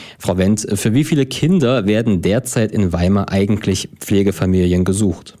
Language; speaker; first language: German; native; German